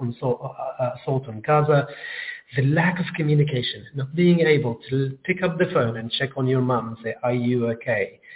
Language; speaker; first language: English; non-native, fluent; Arabic